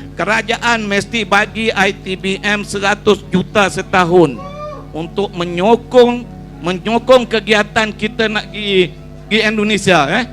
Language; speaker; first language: Malay; native; Malay